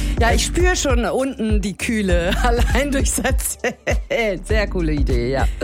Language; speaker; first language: German; native; German